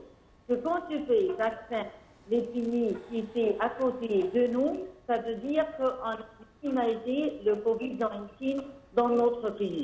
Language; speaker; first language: French; non-native, fluent; Arabic